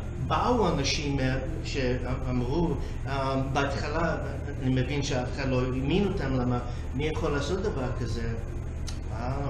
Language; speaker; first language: Hebrew; early bilingual, heritage; English